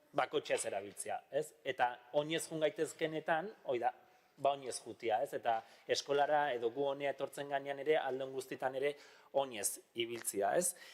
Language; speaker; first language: Basque; native; Basque